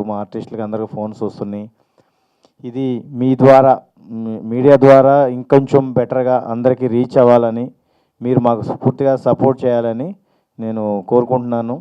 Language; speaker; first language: Telugu; native; Telugu